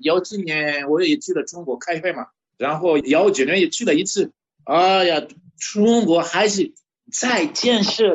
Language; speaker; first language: Chinese; non-native, fluent; Malagasy